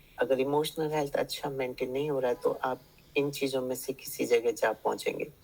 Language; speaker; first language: Hindi; native; Hindi